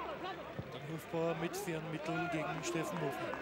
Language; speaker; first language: German; native; German